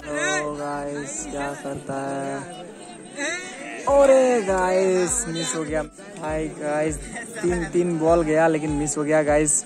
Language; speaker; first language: Hindi; non-native, local second language; Bangla